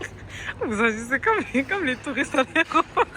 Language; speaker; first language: French; native; French